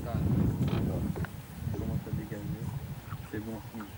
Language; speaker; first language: French; native; French